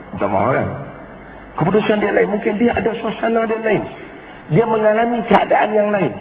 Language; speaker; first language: Malay; native; Malay